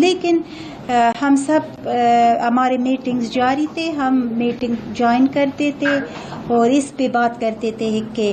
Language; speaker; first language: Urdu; non-native, fluent; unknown